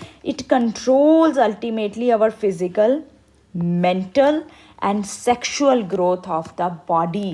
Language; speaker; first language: English; non-native, local second language; Hindi